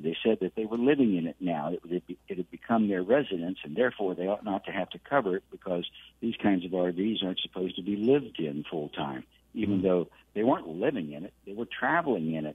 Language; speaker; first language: English; native; English